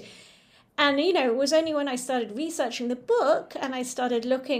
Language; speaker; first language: English; native; English